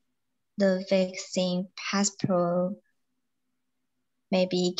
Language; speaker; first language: English; non-native, learner; Chinese